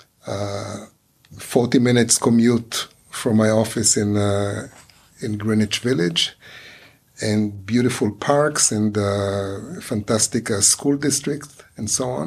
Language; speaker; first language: English; non-native, fluent; Hebrew